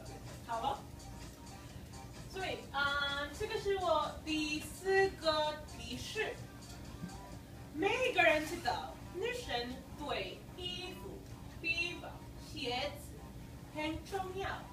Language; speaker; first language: Chinese; non-native, learner; Spanish